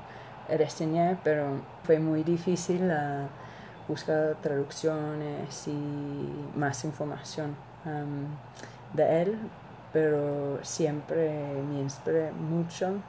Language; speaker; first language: Spanish; non-native, learner; English